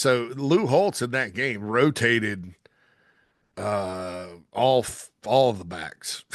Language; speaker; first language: English; native; English